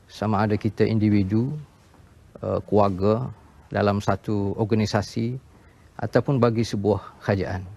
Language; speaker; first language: Malay; native; Malay